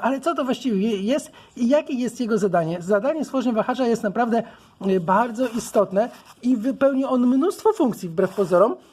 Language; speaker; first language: Polish; native; Polish